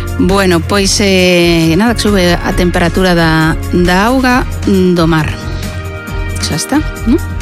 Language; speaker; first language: Galician; non-native, local second language; Spanish